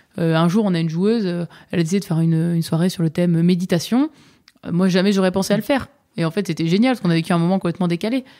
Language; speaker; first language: French; native; French